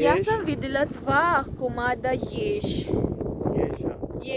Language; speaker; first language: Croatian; non-native, learner; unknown